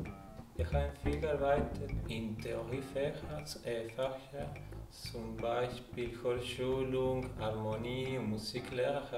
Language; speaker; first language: German; non-native, learner; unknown